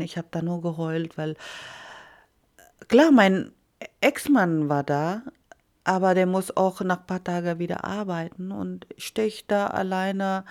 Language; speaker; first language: German; non-native, fluent; Iloko